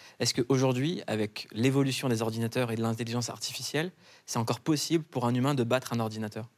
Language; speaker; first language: French; native; French